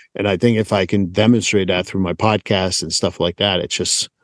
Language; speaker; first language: English; native; English